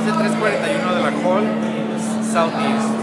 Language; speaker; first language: Spanish; native; Spanish